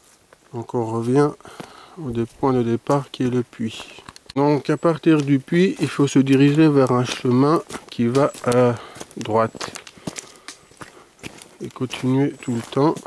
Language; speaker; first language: French; native; French